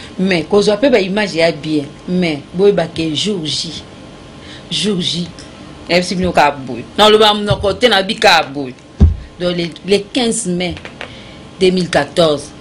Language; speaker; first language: Lingala; native; Lingala